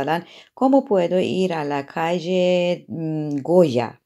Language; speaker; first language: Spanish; non-native, fluent; Persian